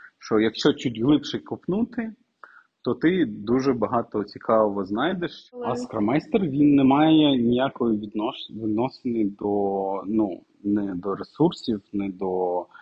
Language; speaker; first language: Ukrainian; non-native, local second language; Russian